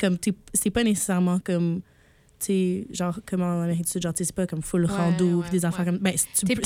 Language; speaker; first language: French; native; French